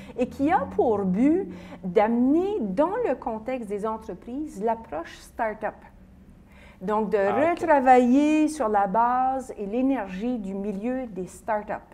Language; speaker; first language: French; native; French